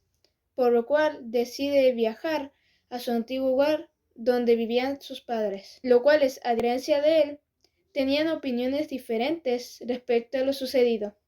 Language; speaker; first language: Spanish; native; Spanish